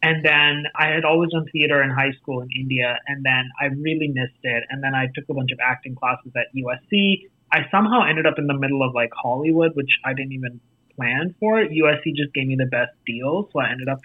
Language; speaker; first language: English; non-native, local second language; Hindi